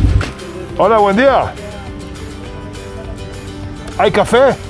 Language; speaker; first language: Spanish; non-native, learner; Italian